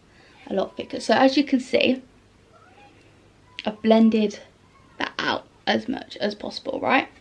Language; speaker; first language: English; native; English